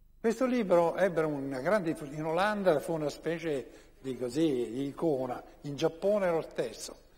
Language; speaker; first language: Italian; native; Italian